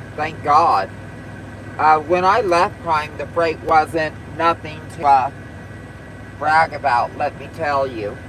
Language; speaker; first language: English; native; English